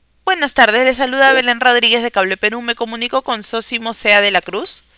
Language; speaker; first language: Spanish; native; Spanish